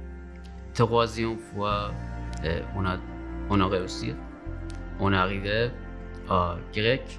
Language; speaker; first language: French; non-native, learner; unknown